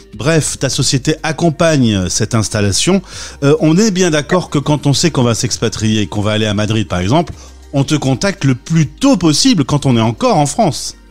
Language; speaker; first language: French; native; French